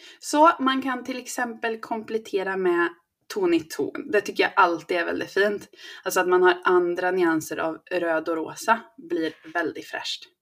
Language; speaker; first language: Swedish; native; Swedish